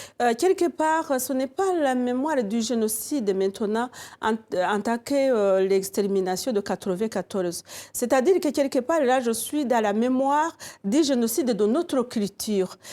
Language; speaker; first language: French; non-native, local second language; Kinyarwanda